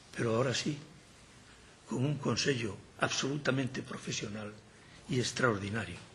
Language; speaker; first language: Spanish; native; Spanish